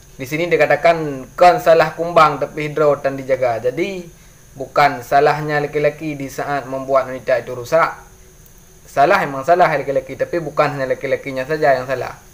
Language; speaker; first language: Malay; non-native, local second language; Achinese